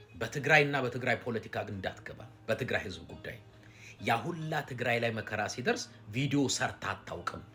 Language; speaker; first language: Amharic; native; Amharic